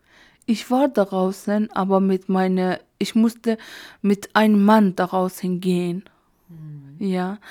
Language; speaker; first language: German; non-native, learner; Persian